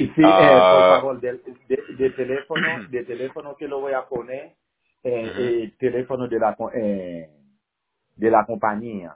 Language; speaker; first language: Spanish; non-native, learner; Haitian Creole